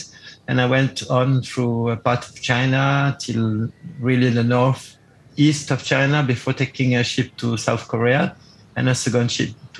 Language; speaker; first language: English; non-native, fluent; French